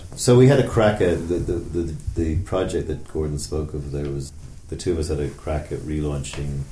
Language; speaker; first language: English; native; English